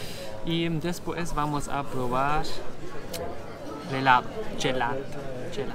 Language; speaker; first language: Spanish; non-native, learner; German